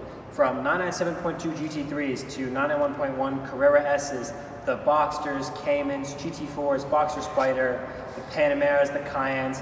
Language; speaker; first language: English; native; English